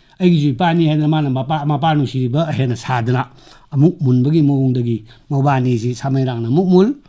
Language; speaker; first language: Manipuri; native; Manipuri